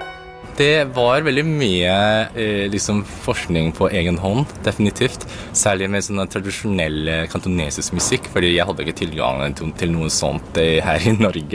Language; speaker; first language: Norwegian; early bilingual, other home language; Cantonese